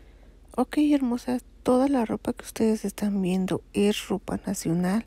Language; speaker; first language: Spanish; native; Spanish